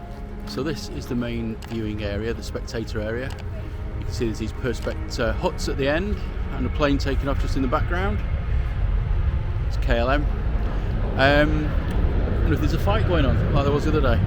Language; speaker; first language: English; native; English